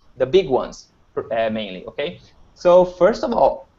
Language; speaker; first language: English; non-native, fluent; Portuguese